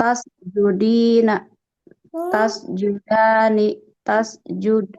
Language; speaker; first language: Arabic; non-native, learner; Indonesian